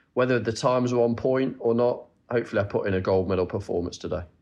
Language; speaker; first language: English; native; English